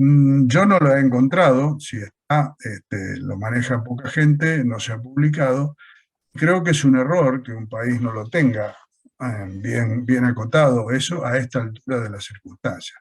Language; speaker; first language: Spanish; native; Spanish